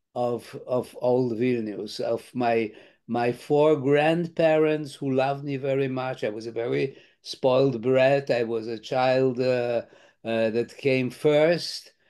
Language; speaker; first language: English; non-native, fluent; Lithuanian